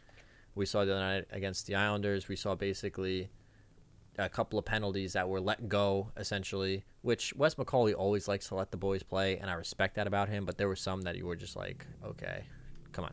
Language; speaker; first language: English; native; English